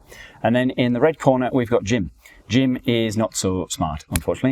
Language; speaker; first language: English; native; English